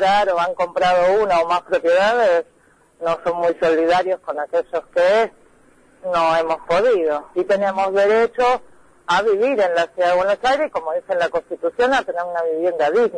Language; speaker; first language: Spanish; native; Spanish